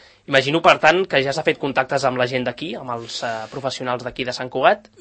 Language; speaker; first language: Catalan; native; Catalan